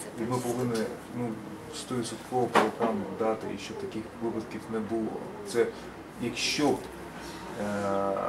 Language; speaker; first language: Ukrainian; non-native, local second language; Russian